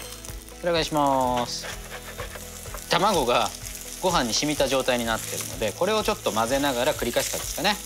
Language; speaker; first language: Japanese; native; Japanese